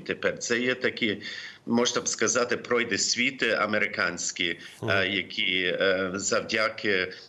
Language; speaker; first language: Ukrainian; early bilingual, heritage; Ukrainian